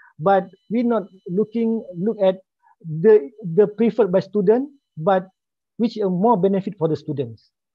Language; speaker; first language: English; non-native, local second language; Malay